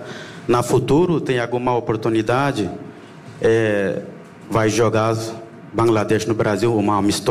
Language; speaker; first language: Portuguese; non-native, learner; Bangla